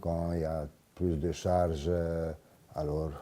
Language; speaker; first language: French; non-native, fluent; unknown